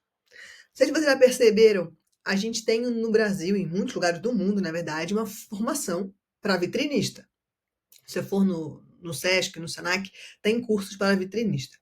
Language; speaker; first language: Portuguese; native; Portuguese